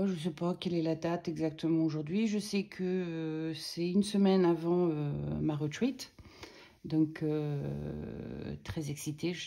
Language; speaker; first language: French; native; French